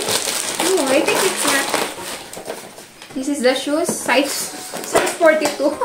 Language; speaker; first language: English; non-native, local second language; Filipino